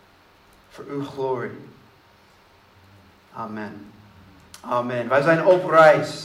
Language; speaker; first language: Dutch; non-native, learner; English